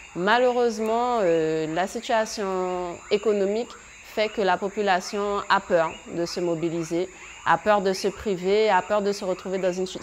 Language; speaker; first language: French; native; French